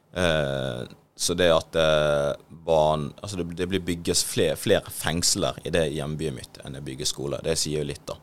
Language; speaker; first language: Norwegian; early bilingual, other home language; Swahili